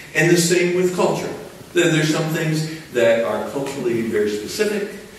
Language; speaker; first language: English; native; English